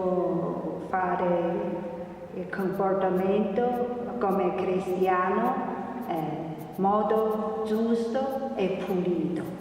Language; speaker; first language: Italian; non-native, learner; Spanish